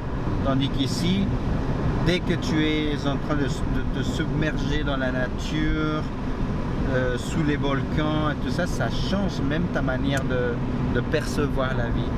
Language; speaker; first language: French; non-native, fluent; Spanish